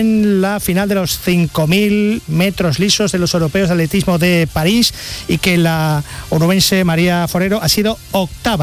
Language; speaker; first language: Spanish; native; Spanish